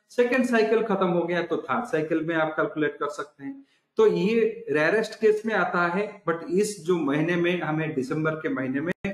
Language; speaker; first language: Hindi; non-native, local second language; Odia